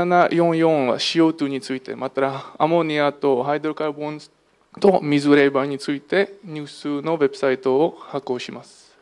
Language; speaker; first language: Japanese; non-native, fluent; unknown